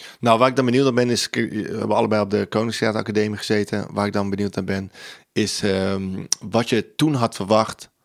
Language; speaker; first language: Dutch; native; Dutch